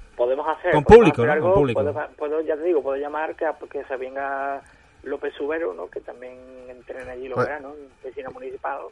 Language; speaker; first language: Spanish; non-native, fluent; German